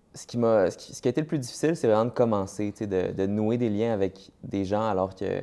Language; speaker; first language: French; native; French